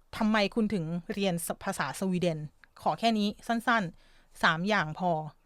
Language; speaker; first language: Thai; native; Thai